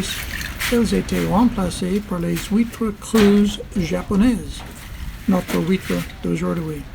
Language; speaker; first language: French; non-native, fluent; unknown